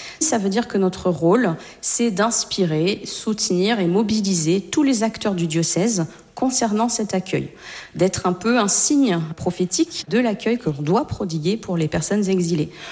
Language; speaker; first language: French; native; French